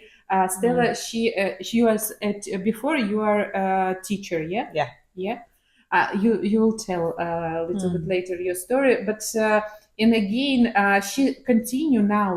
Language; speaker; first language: English; non-native, learner; Ukrainian